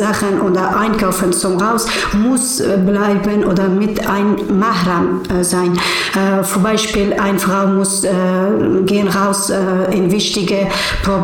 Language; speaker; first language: German; non-native, learner; Persian